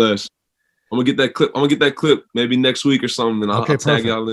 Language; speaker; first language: English; native; English